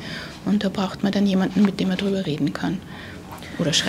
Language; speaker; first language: German; native; German